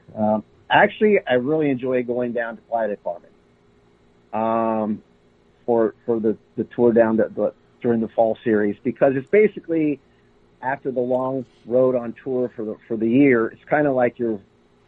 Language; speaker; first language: English; native; English